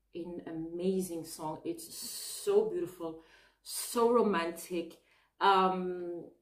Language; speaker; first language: English; non-native, fluent; Arabic